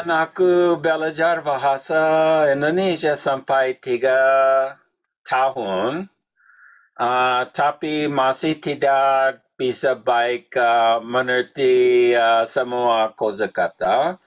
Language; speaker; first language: Indonesian; non-native, learner; English